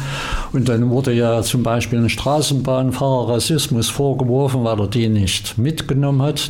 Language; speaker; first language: German; native; German